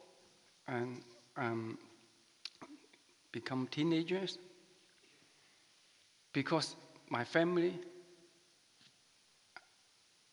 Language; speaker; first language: English; non-native, learner; Chinese